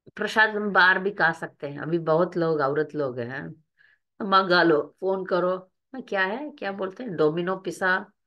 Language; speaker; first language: Hindi; non-native, local second language; Tamil